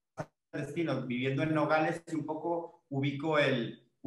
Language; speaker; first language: Spanish; native; Spanish